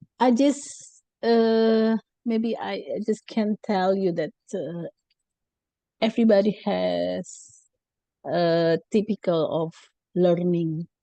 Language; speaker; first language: English; non-native, learner; Indonesian